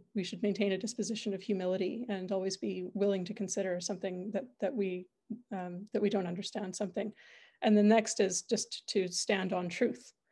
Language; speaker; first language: English; native; English